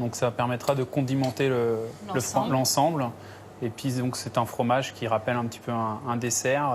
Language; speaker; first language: French; native; French